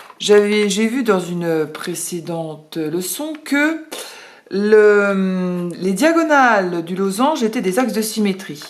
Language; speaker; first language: French; native; French